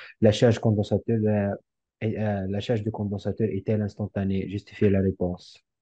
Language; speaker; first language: French; non-native, local second language; Arabic